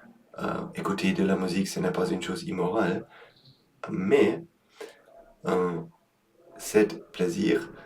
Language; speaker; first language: French; non-native, learner; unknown